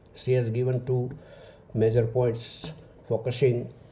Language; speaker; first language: English; non-native, local second language; Hindi